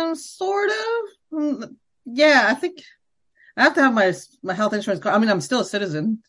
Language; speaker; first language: English; non-native, fluent; Khmer